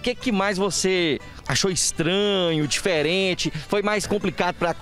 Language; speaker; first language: Portuguese; native; Portuguese